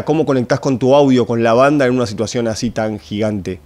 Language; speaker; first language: Spanish; native; Spanish